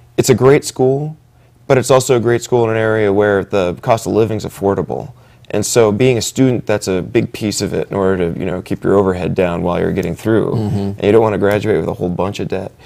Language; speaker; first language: English; native; English